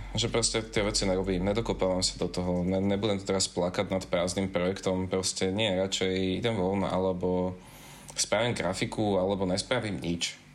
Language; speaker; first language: Slovak; native; Slovak